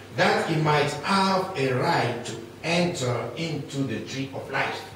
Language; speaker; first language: English; non-native, fluent; Lingala